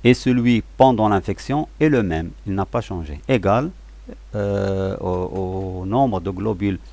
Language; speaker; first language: French; non-native, local second language; Arabic